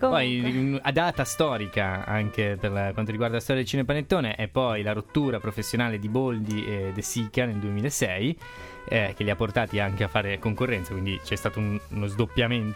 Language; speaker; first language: Italian; native; Italian